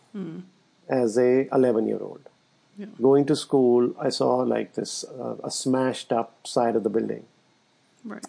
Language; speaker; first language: English; non-native, local second language; Urdu